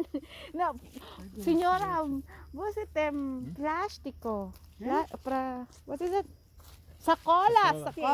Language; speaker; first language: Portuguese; non-native, learner; Filipino